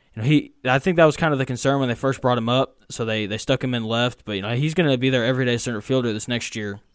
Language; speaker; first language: English; native; English